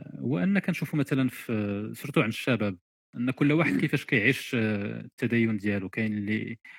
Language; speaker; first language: Arabic; native; Arabic